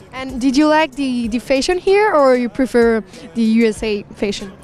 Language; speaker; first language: English; non-native, learner; French